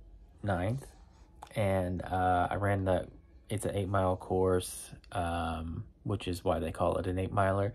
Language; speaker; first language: English; native; English